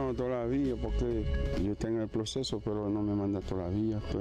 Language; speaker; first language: Spanish; non-native, learner; Haitian Creole